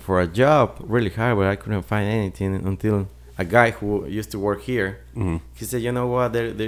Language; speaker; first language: English; non-native, fluent; Spanish